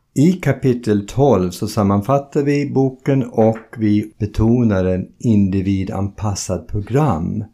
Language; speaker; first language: Swedish; non-native, fluent; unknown